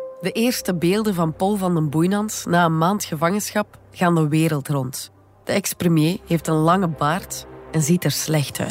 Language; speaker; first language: Dutch; native; Dutch